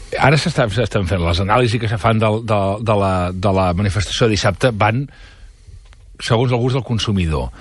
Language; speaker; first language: Catalan; native; Catalan